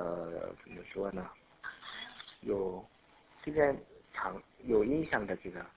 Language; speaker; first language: Chinese; non-native, learner; Korean